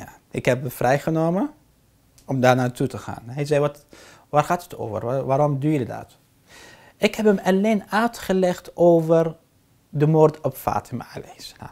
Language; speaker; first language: Dutch; non-native, fluent; Arabic